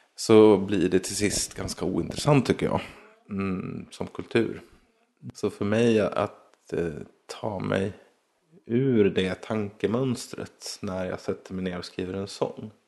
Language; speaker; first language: Swedish; native; Swedish